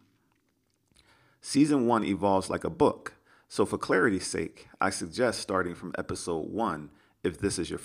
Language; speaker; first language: English; native; English